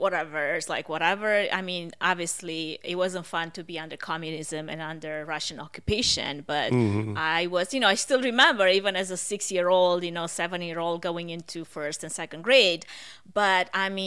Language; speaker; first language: English; non-native, fluent; Russian